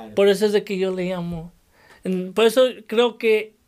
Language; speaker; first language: Spanish; native; Spanish